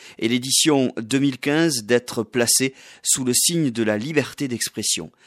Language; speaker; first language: French; native; French